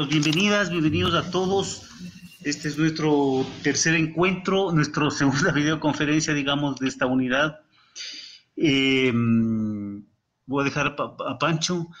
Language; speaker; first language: Spanish; native; Spanish